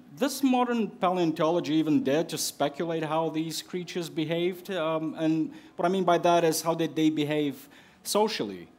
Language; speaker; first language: English; non-native, fluent; Bulgarian